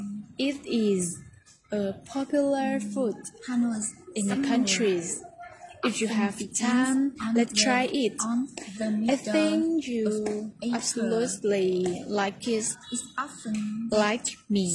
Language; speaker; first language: English; non-native, learner; Vietnamese